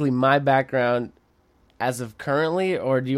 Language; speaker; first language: English; early bilingual, other home language; Spanish